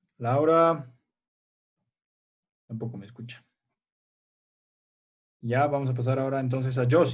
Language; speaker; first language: Spanish; native; Spanish